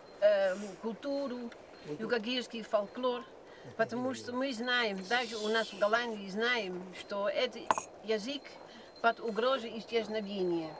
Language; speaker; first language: Russian; non-native, fluent; Dutch